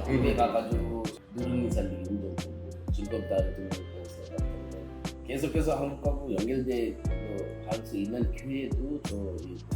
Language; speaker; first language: Korean; non-native, fluent; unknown